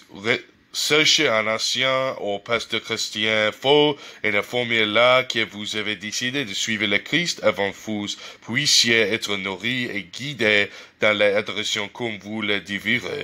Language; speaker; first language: French; non-native, learner; English